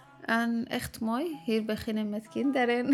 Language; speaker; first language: Dutch; non-native, learner; Arabic